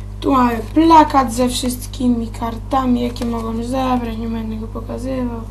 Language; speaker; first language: Polish; native; Polish